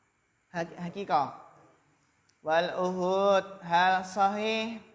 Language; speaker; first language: Arabic; non-native, fluent; Indonesian